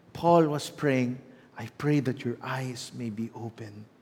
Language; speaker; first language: English; non-native, local second language; Filipino